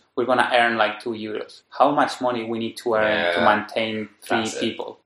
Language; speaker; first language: English; non-native, fluent; Spanish